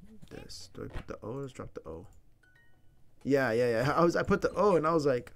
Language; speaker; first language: English; native; English